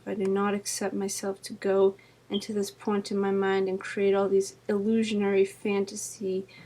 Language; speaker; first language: English; native; English